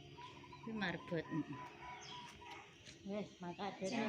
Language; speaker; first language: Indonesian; non-native, local second language; Javanese